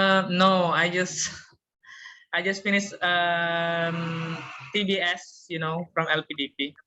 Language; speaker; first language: English; non-native, fluent; Indonesian